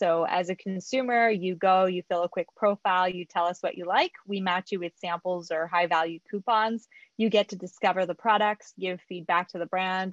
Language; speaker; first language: English; non-native, fluent; French